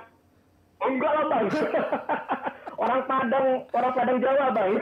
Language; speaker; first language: Indonesian; native; Indonesian